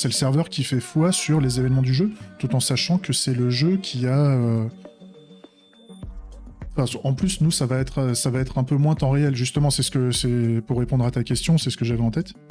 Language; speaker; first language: French; native; French